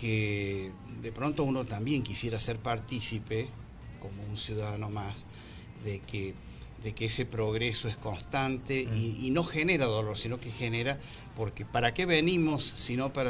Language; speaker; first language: Spanish; native; Spanish